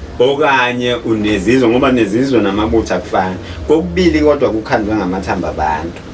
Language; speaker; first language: Zulu; native; Zulu